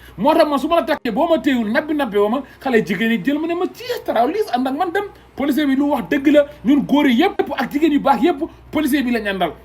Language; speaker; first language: Wolof; non-native, local second language; Fula